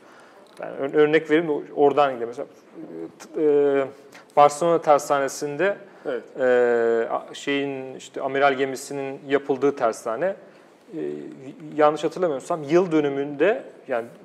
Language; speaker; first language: Turkish; native; Turkish